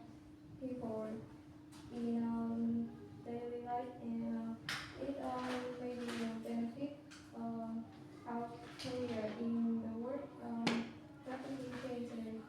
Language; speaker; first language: English; non-native, learner; Vietnamese